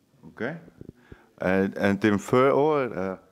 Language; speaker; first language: Danish; non-native, learner; Icelandic